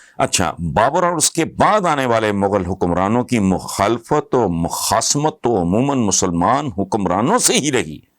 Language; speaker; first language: Urdu; non-native, local second language; Punjabi